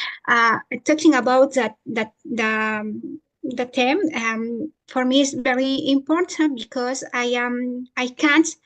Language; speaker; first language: English; non-native, learner; Italian